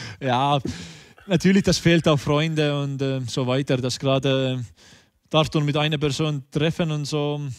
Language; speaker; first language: German; non-native, learner; Estonian